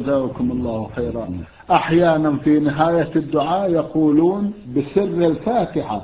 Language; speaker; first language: Arabic; native; Arabic